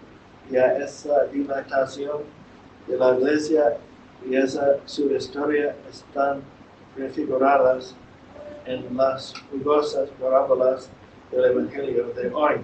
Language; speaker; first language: Spanish; non-native, fluent; English